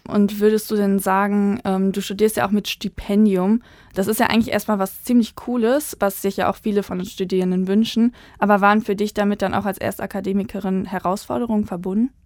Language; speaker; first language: German; native; German